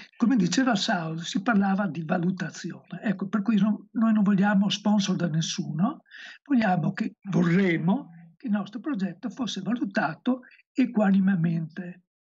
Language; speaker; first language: Italian; native; Italian